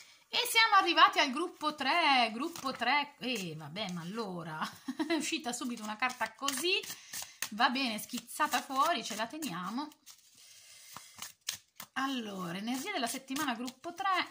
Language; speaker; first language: Italian; native; Italian